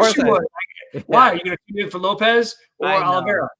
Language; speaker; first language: English; native; English